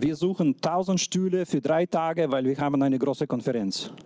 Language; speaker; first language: German; non-native, fluent; Russian